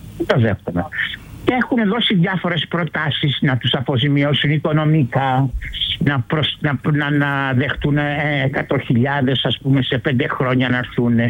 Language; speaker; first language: Greek; early bilingual, heritage; Greek